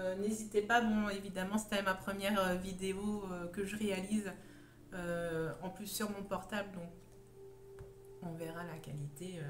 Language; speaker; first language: French; native; French